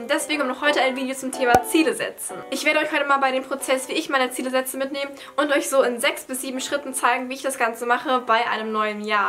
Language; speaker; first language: German; native; German